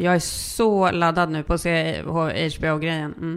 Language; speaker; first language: Swedish; native; Swedish